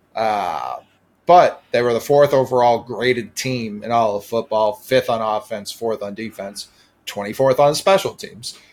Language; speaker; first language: English; native; English